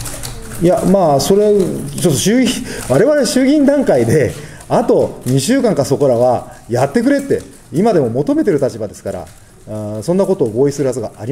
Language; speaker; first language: Japanese; native; Japanese